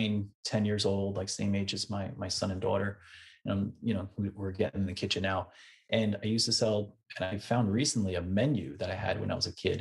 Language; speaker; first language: English; native; English